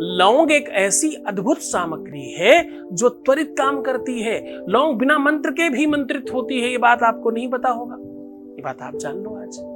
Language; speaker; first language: Hindi; native; Hindi